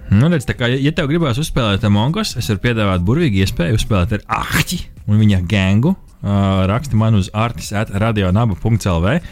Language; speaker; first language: Latvian; native; Latvian